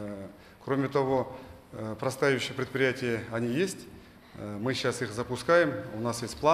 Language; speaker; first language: Russian; non-native, local second language; Kazakh